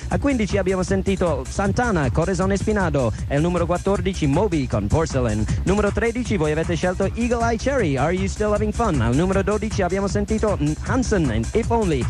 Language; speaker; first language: Italian; non-native, fluent; English